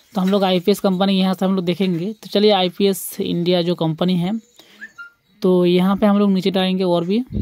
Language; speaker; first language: Hindi; non-native, local second language; Bangla